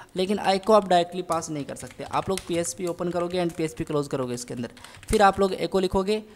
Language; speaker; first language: Hindi; native; Hindi